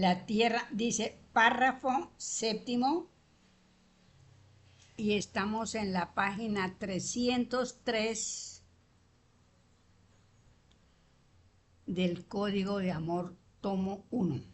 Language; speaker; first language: Spanish; native; Spanish